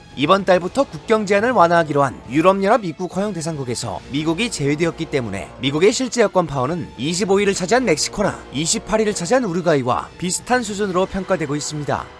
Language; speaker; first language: Korean; native; Korean